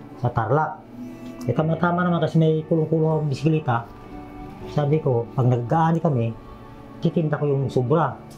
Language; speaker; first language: Filipino; non-native, local second language; Iloko